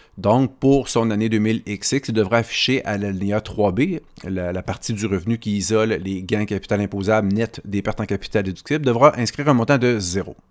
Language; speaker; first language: French; native; French